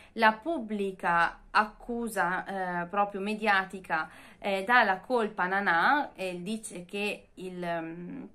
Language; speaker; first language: Italian; native; Italian